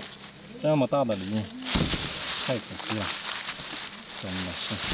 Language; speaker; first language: Chinese; native; Chinese